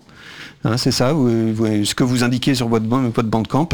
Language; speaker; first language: French; native; French